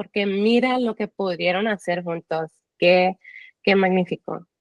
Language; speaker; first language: Spanish; early bilingual, heritage; English